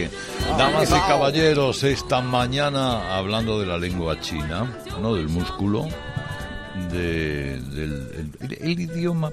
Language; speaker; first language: Spanish; native; Spanish